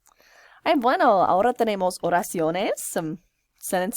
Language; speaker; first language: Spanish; non-native, fluent; English